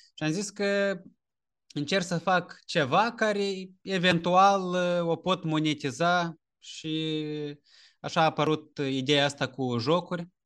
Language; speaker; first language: Romanian; native; Romanian